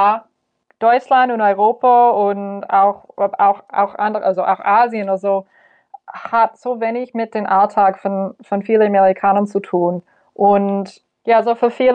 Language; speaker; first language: German; non-native, fluent; English